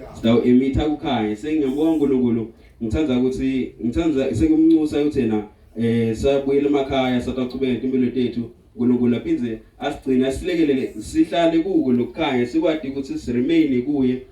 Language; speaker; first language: Zulu; non-native, local second language; Swati